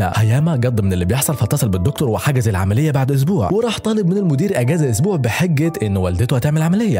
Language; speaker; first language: Arabic; native; Arabic